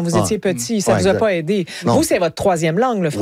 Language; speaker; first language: French; native; French